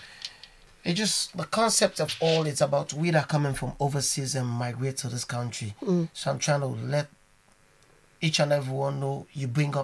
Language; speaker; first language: English; non-native, local second language; Krio